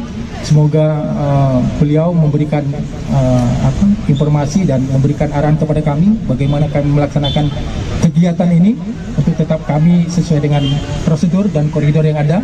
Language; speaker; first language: Indonesian; native; Indonesian